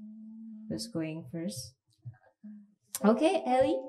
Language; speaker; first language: English; non-native, fluent; Indonesian